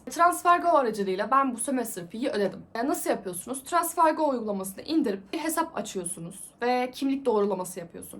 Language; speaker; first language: Turkish; native; Turkish